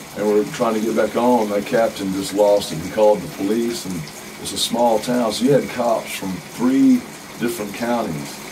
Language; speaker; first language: English; native; English